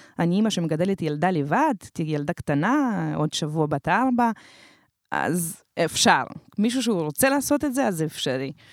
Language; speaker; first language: Hebrew; non-native, fluent; Russian